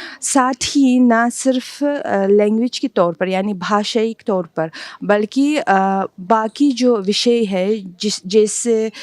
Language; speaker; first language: Hindi; non-native, fluent; Uzbek